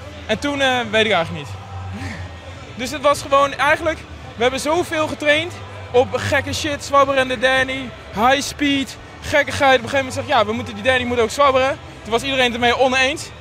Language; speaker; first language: Dutch; native; Dutch